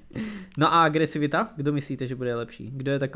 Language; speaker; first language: Czech; native; Czech